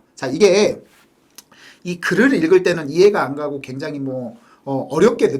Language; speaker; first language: Korean; native; Korean